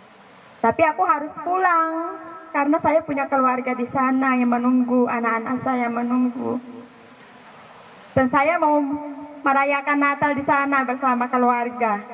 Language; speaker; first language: Indonesian; non-native, fluent; Filipino